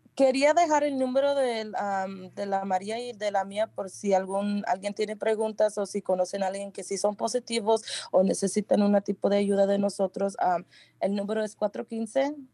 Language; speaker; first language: Spanish; early bilingual, heritage; Spanish